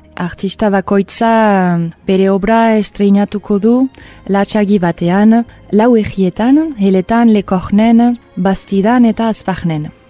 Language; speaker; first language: Basque; non-native, fluent; English